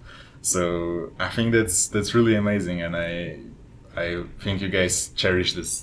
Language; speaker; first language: English; non-native, fluent; Polish